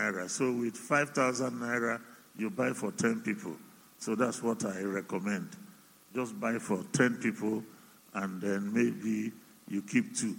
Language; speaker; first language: English; non-native, local second language; Igbo